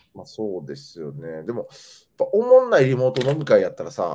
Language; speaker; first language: Japanese; native; Japanese